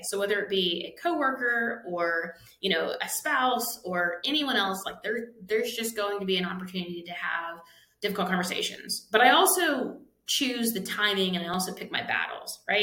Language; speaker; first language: English; native; English